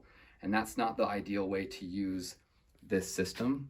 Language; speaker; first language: English; native; English